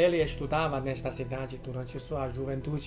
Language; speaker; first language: Portuguese; non-native, fluent; Chinese